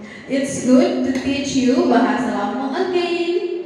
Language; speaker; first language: English; non-native, fluent; Indonesian